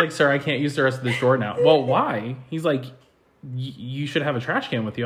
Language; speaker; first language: English; native; English